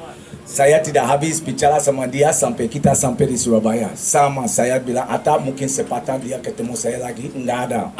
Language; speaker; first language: Indonesian; non-native, fluent; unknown